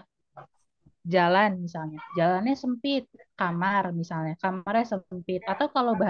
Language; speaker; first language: Indonesian; native; Indonesian